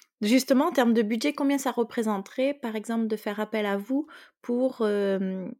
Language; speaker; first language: French; native; French